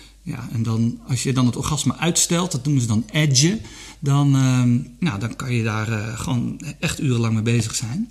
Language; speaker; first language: Dutch; native; Dutch